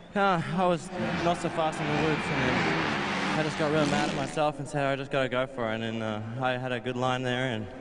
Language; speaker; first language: English; native; English